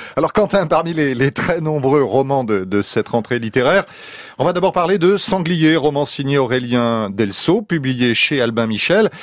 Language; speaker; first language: French; native; French